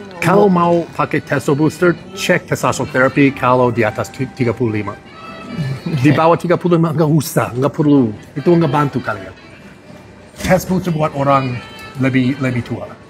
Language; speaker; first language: Indonesian; non-native, fluent; English